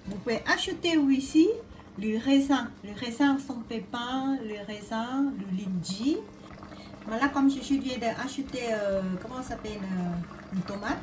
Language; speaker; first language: French; non-native, learner; Thai